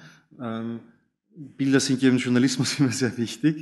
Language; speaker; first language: German; native; German